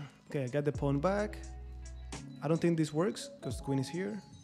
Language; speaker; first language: English; non-native, fluent; Spanish